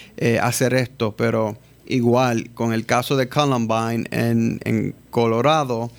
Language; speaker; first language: Spanish; early bilingual, heritage; Spanish